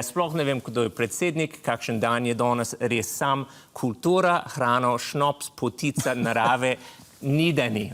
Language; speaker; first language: Slovenian; non-native, fluent; English